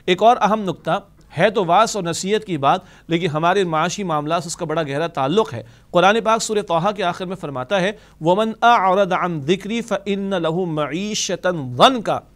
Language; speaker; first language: Urdu; native; Urdu